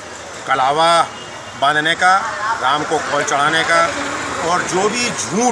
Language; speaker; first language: Hindi; native; Hindi